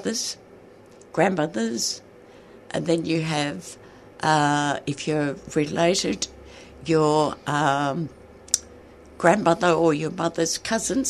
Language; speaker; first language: English; native; English